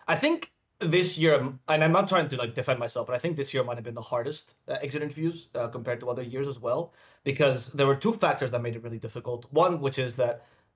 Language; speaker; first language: English; non-native, fluent; Spanish